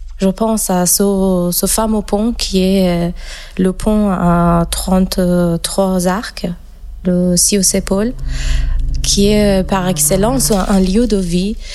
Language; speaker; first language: French; non-native, fluent; Persian